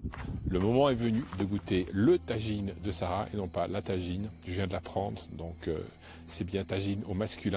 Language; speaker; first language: French; native; French